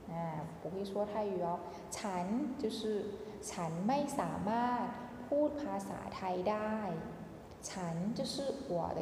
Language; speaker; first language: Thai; non-native, fluent; Chinese